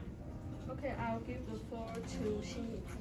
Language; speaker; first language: English; non-native, learner; Chinese